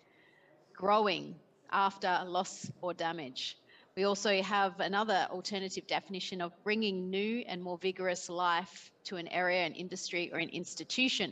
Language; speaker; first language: English; native; English